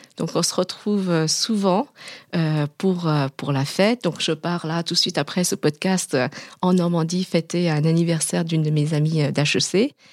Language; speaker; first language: French; early bilingual, other home language; Vietnamese